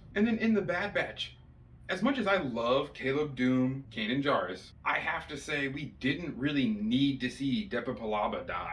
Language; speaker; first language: English; native; English